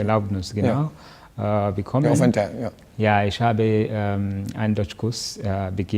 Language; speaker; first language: German; non-native, learner; Kinyarwanda